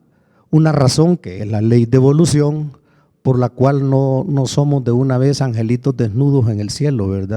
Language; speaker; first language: Spanish; native; Spanish